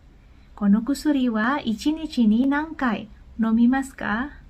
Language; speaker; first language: Japanese; non-native, fluent; Indonesian